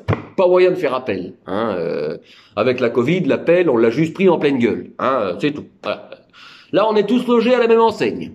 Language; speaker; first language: French; native; French